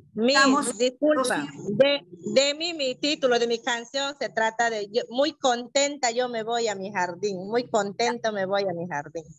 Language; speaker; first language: Spanish; native; Spanish